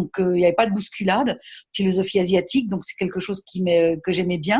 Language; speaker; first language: French; native; French